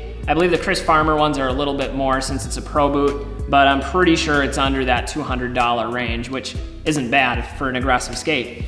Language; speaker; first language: English; native; English